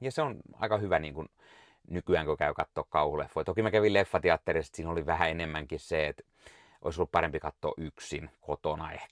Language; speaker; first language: Finnish; native; Finnish